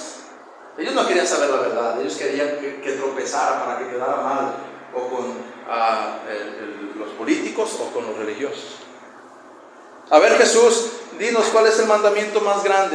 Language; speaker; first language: Spanish; native; Spanish